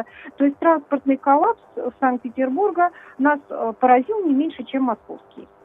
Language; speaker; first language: Russian; native; Russian